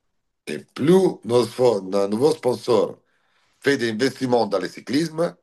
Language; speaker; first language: French; non-native, learner; Italian